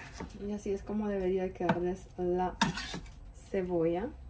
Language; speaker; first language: Spanish; native; Spanish